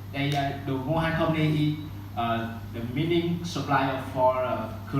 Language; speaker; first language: English; non-native, learner; Vietnamese